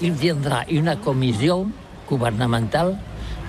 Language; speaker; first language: French; non-native, learner; Catalan